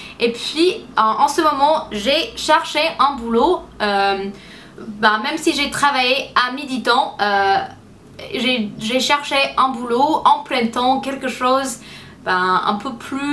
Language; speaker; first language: French; non-native, fluent; English